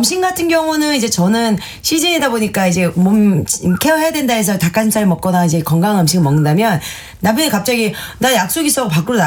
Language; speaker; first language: Korean; native; Korean